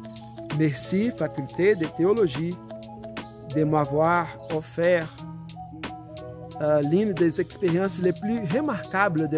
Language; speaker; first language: French; non-native, fluent; Portuguese